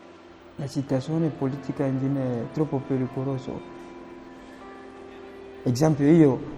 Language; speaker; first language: Italian; non-native, learner; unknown